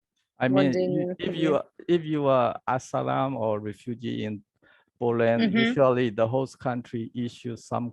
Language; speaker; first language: English; non-native, learner; Burmese